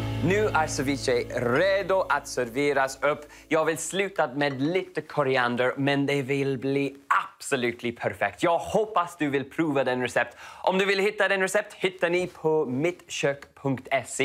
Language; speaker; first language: Swedish; non-native, learner; English